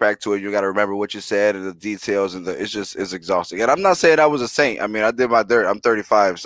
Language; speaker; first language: English; early bilingual, other home language; Spanish